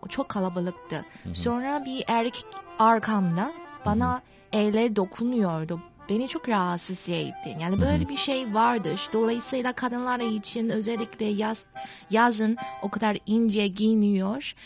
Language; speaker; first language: Turkish; non-native, fluent; Chinese